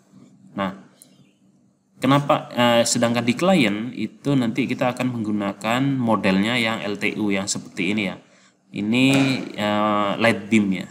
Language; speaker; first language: Indonesian; native; Indonesian